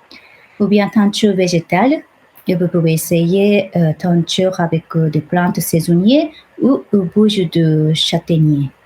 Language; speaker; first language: French; non-native, fluent; Japanese